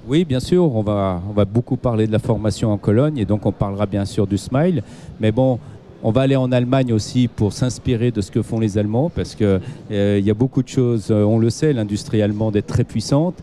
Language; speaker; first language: French; native; French